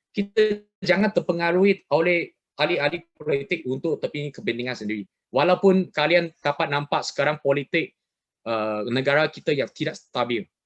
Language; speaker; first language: Malay; non-native, local second language; Chinese